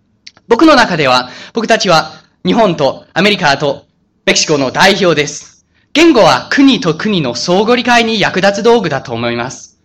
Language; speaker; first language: Japanese; non-native, fluent; English